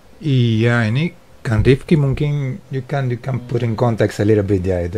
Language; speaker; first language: Indonesian; non-native, fluent; Spanish